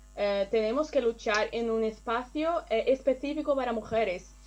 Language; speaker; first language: Spanish; non-native, learner; Portuguese